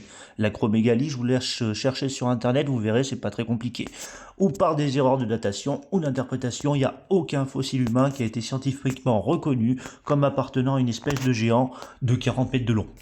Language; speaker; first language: French; native; French